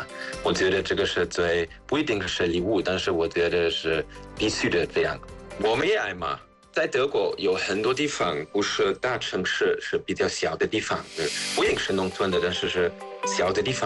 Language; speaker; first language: Chinese; non-native, fluent; German